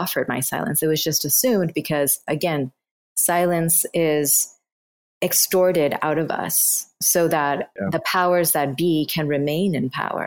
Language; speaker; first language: English; non-native, local second language; Bangla